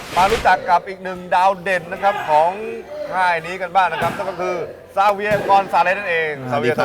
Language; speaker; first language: Thai; native; Thai